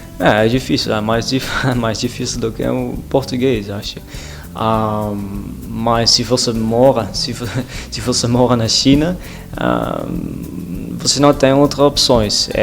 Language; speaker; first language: Portuguese; non-native, learner; Dutch